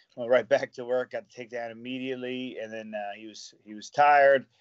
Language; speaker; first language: English; native; English